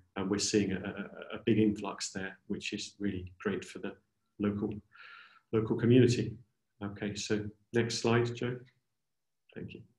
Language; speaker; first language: English; native; English